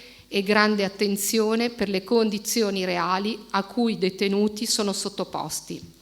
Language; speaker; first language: Italian; native; Italian